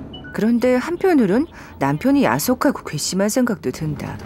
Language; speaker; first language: Korean; native; Korean